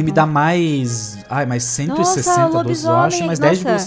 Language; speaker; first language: Portuguese; native; Portuguese